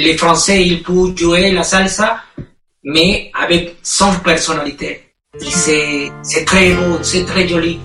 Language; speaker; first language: French; non-native, learner; Spanish